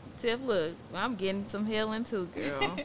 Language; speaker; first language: English; native; English